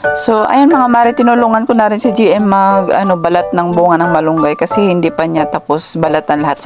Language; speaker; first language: Filipino; non-native, local second language; Iloko